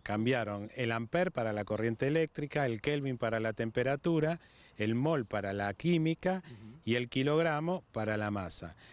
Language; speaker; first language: Spanish; native; Spanish